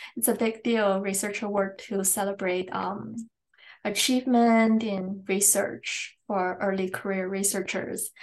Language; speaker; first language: English; non-native, fluent; Chinese